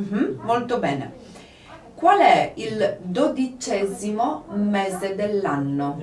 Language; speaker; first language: Italian; non-native, fluent; Polish